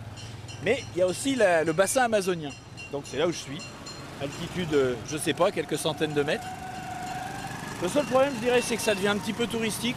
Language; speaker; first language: French; native; French